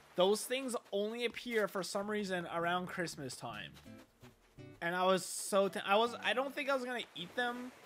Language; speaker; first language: English; native; English